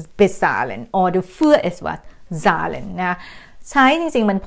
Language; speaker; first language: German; non-native, fluent; Thai